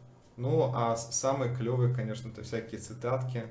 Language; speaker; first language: Russian; native; Russian